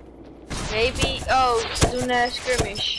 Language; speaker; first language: English; non-native, learner; Dutch